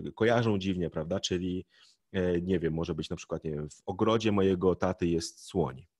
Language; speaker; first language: Polish; native; Polish